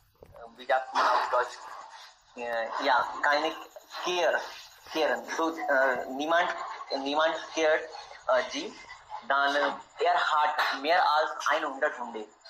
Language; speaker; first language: German; non-native, learner; Hindi